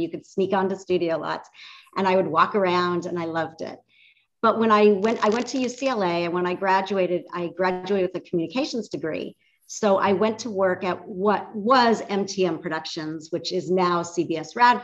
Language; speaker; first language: English; native; English